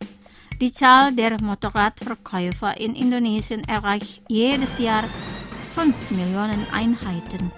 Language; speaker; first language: German; non-native, fluent; Indonesian